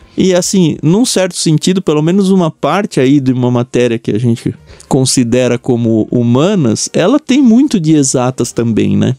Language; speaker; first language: Portuguese; native; Portuguese